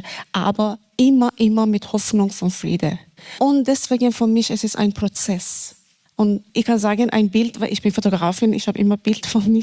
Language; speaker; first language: German; non-native, learner; Persian